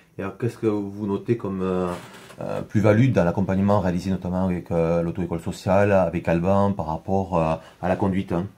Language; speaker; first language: French; native; French